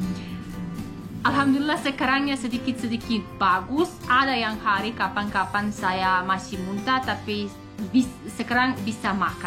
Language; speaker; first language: Indonesian; non-native, learner; English